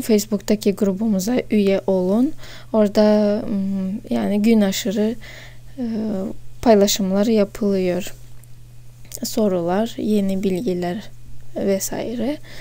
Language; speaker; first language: Turkish; non-native, fluent; Russian